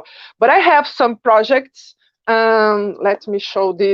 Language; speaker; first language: English; non-native, learner; Portuguese